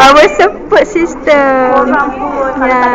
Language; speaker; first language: English; non-native, local second language; Malay